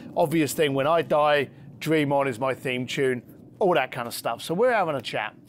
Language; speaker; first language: English; native; English